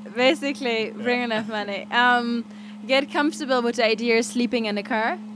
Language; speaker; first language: English; non-native, fluent; German